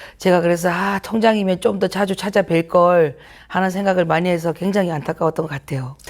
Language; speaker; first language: Korean; native; Korean